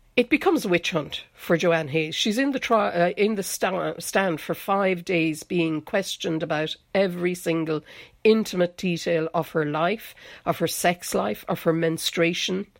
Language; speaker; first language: English; native; English